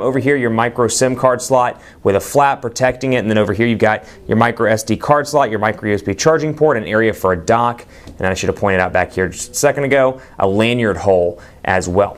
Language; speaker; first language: English; native; English